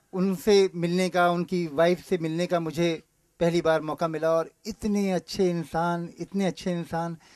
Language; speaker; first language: Hindi; native; Hindi